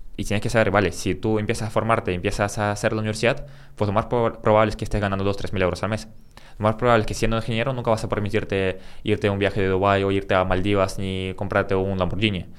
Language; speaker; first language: Spanish; early bilingual, other home language; Russian